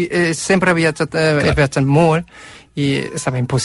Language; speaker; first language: Catalan; non-native, learner; Korean